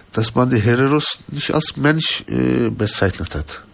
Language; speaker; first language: German; non-native, fluent; Turkish